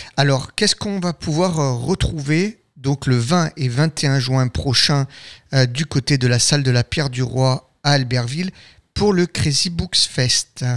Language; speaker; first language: French; native; French